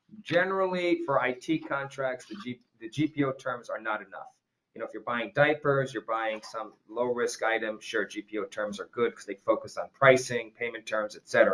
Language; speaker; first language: English; native; English